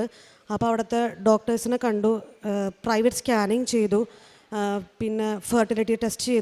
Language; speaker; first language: Malayalam; native; Malayalam